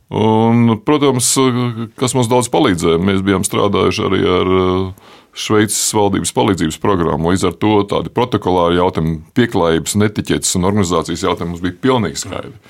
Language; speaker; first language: Latvian; native; Latvian